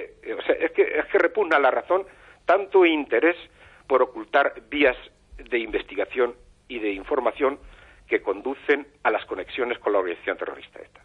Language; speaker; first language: Spanish; native; Spanish